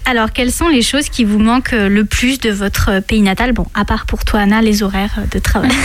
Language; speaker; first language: French; native; French